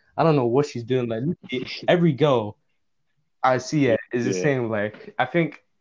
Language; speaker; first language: English; native; English